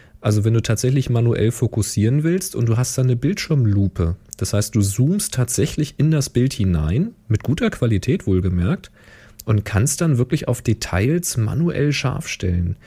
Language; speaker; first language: German; native; German